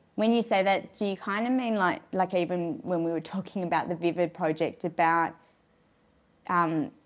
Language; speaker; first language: English; native; English